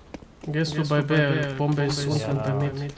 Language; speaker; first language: German; non-native, learner; Serbian